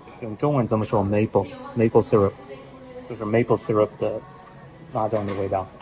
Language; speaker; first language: Chinese; non-native, learner; English